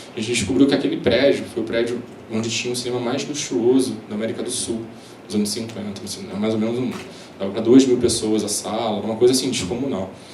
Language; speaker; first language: Portuguese; native; Portuguese